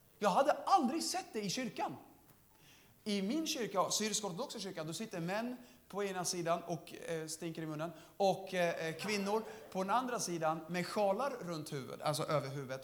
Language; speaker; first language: Swedish; native; Swedish